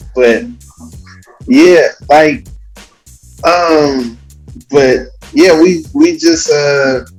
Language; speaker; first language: English; native; English